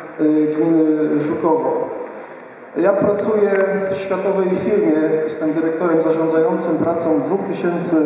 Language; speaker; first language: Polish; native; Polish